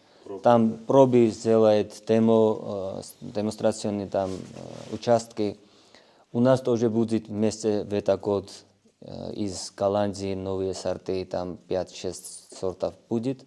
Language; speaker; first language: Russian; non-native, fluent; Georgian